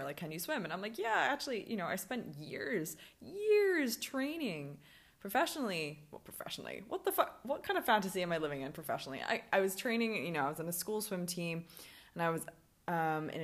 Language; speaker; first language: English; native; English